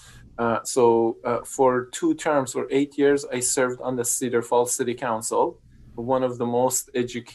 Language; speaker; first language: English; non-native, fluent; Persian